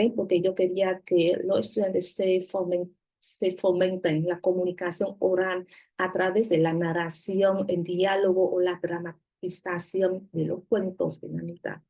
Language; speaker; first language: Spanish; non-native, fluent; Vietnamese